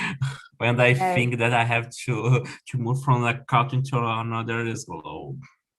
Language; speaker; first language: English; non-native, learner; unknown